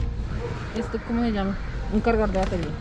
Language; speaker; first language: Spanish; native; Spanish